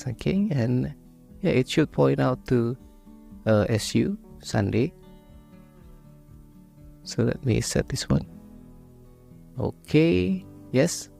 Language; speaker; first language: English; non-native, fluent; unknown